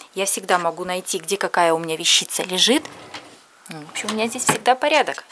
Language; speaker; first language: Russian; native; Russian